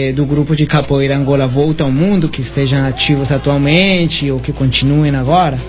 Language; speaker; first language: Portuguese; non-native, fluent; Spanish